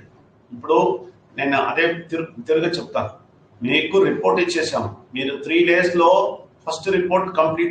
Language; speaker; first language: Telugu; non-native, fluent; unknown